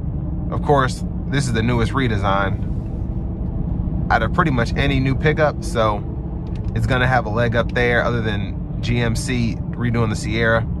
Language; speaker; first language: English; native; English